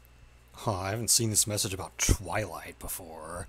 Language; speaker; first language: English; native; English